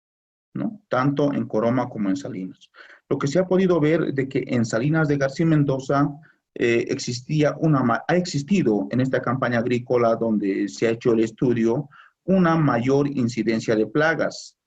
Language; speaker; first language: Spanish; native; Spanish